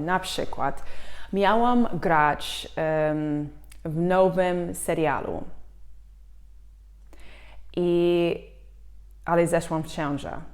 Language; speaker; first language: Polish; non-native, fluent; English